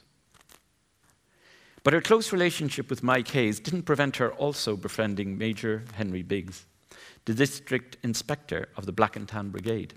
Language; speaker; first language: English; native; English